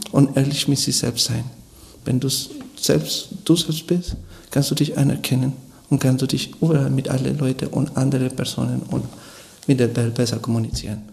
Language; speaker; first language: German; non-native, fluent; Spanish